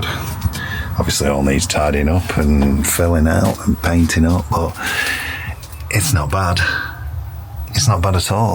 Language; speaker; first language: English; native; English